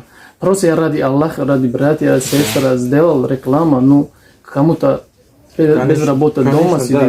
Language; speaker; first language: Russian; non-native, learner; Tajik